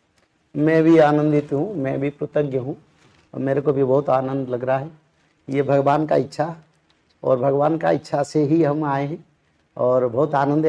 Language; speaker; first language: Hindi; non-native, local second language; Odia